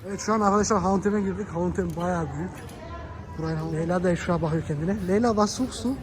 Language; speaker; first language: Turkish; early bilingual, heritage; Turkish